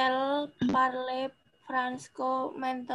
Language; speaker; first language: French; non-native, learner; Indonesian